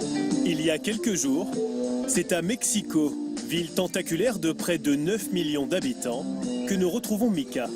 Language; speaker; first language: French; native; French